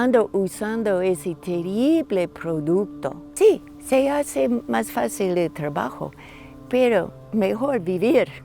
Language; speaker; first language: Spanish; non-native, learner; English